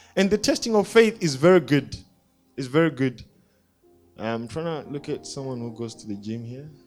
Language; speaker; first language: English; non-native, local second language; Shona